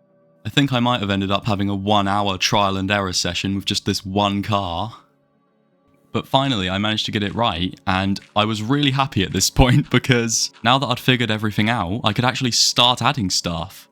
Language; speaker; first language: English; native; English